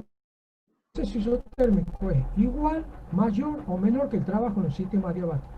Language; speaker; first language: Spanish; native; Spanish